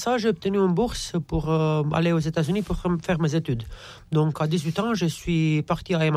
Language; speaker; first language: French; non-native, fluent; Romanian